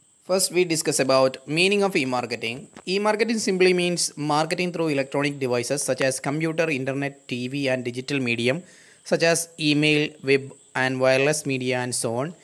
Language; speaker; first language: English; non-native, local second language; Malayalam